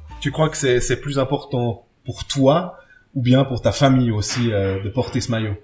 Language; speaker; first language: French; native; French